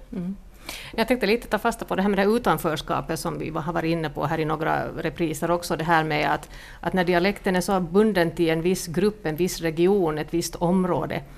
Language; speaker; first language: Swedish; native; Swedish